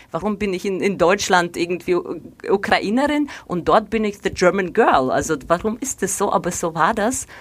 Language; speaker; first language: German; non-native, fluent; Ukrainian